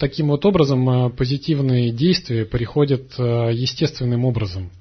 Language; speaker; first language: Russian; native; Russian